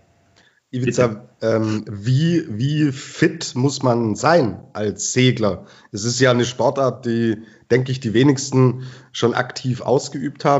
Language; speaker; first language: German; native; German